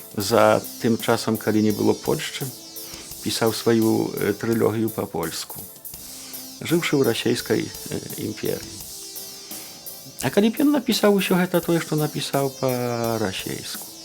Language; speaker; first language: Belarusian; native; Belarusian